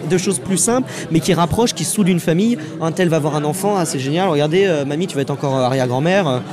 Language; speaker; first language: French; native; French